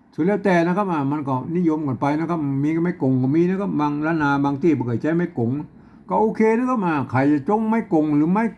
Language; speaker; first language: Thai; non-native, local second language; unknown